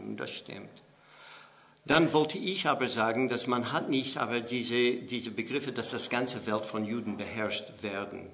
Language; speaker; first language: German; non-native, fluent; English